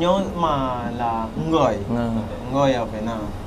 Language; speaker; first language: Vietnamese; non-native, learner; Portuguese